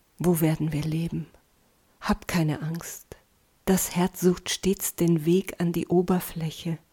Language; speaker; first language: German; native; German